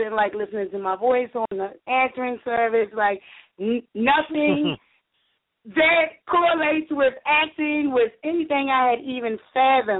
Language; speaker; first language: English; native; English